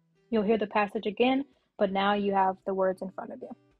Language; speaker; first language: English; native; English